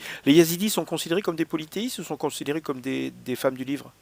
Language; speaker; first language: French; native; French